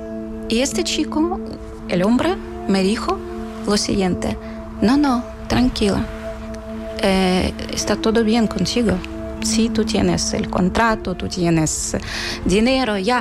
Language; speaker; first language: Spanish; non-native, fluent; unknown